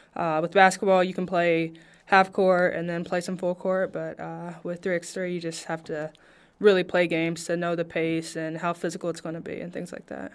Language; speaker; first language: English; native; English